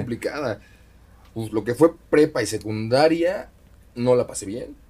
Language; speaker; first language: Spanish; native; Spanish